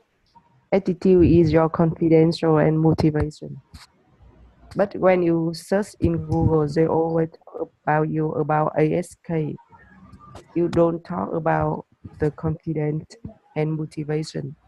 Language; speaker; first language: English; non-native, learner; Vietnamese